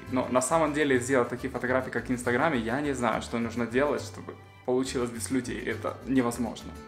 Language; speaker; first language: Russian; non-native, fluent; Spanish